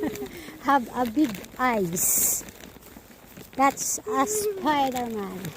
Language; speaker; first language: English; non-native, learner; Filipino